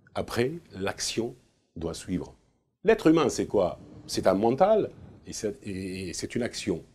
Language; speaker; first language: French; non-native, local second language; Arabic